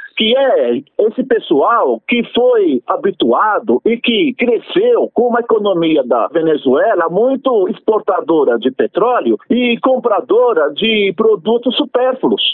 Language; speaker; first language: Portuguese; native; Portuguese